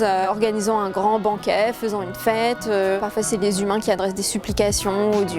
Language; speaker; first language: French; native; French